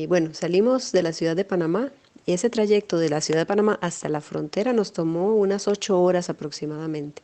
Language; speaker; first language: Spanish; native; Spanish